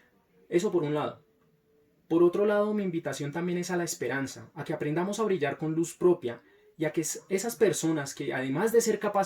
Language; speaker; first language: Spanish; native; Spanish